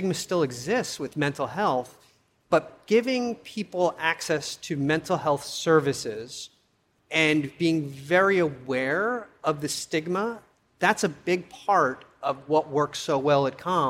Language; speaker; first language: English; native; English